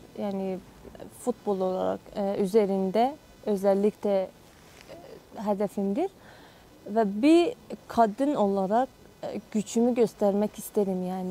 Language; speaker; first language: Turkish; non-native, fluent; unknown